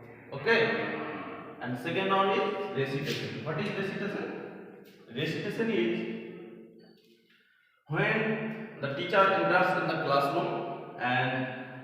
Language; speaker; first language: English; non-native, local second language; Bangla